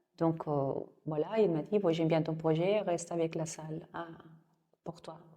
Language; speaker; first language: French; non-native, fluent; Spanish